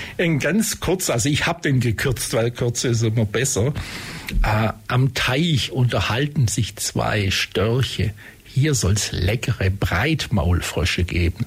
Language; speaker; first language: German; native; German